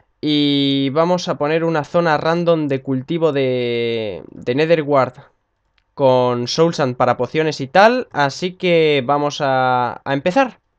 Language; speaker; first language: Spanish; native; Spanish